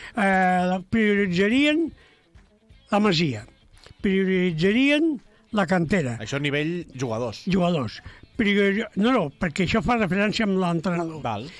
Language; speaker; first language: Catalan; native; Catalan